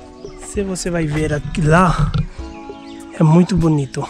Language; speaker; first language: Portuguese; non-native, learner; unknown